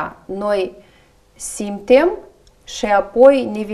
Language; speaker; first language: Romanian; non-native, learner; Russian